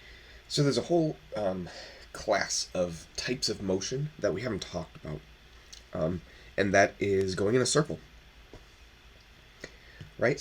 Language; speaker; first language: English; native; English